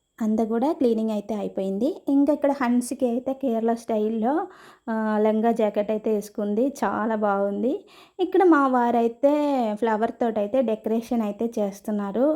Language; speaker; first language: Telugu; non-native, fluent; Malayalam